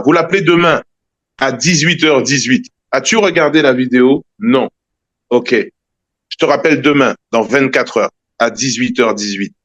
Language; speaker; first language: French; native; French